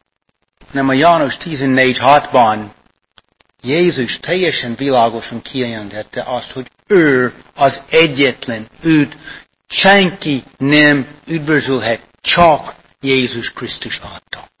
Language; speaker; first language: Hungarian; non-native, fluent; English